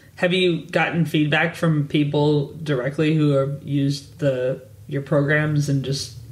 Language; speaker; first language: English; native; English